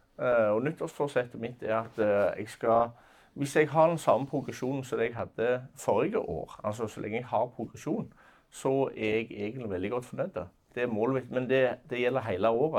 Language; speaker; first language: Norwegian; native; Norwegian